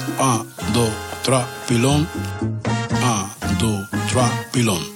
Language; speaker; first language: French; non-native, learner; Spanish